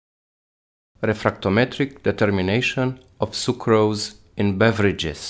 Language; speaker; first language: English; non-native, fluent; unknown